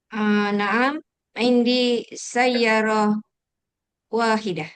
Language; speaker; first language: Arabic; non-native, learner; Malay